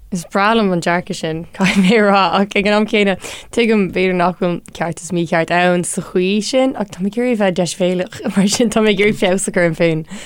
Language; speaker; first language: Irish; non-native, local second language; English